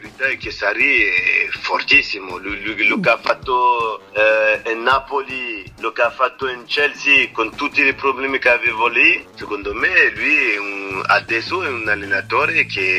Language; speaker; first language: Italian; non-native, fluent; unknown